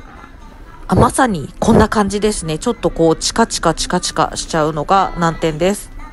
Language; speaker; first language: Japanese; native; Japanese